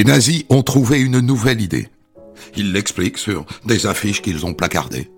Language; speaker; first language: French; native; French